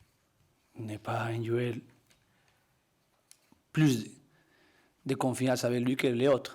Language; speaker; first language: French; non-native, learner; Spanish